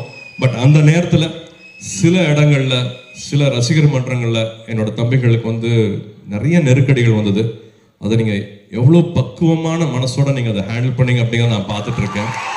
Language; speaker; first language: Tamil; native; Tamil